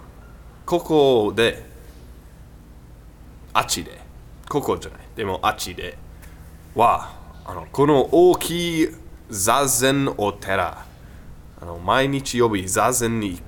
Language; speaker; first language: Japanese; non-native, learner; English